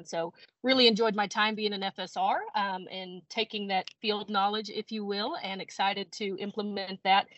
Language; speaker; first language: English; native; English